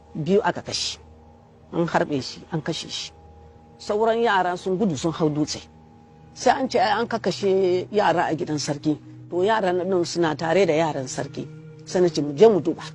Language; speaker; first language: Hausa; non-native, local second language; Kanuri